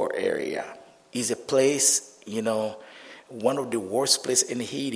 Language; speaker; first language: English; non-native, fluent; Haitian Creole